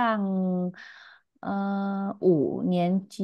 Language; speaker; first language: Chinese; non-native, learner; Vietnamese